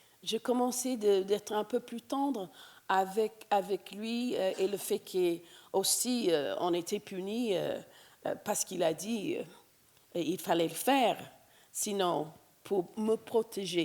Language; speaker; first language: French; non-native, fluent; English